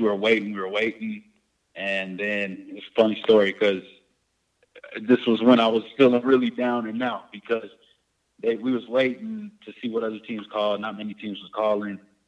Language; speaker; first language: English; native; English